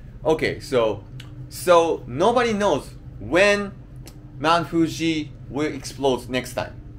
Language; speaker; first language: English; non-native, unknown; Japanese